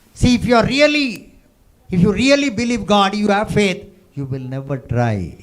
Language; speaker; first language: English; non-native, local second language; Telugu